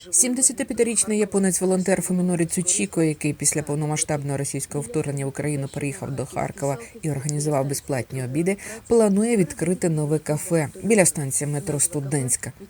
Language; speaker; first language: Ukrainian; native; Ukrainian